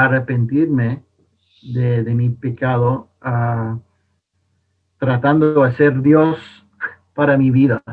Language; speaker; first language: Spanish; non-native, fluent; English